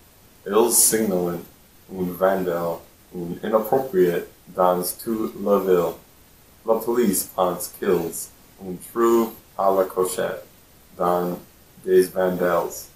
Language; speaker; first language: French; non-native, learner; English